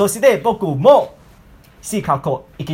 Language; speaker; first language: Japanese; non-native, learner; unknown